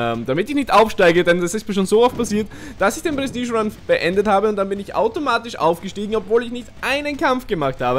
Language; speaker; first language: German; native; German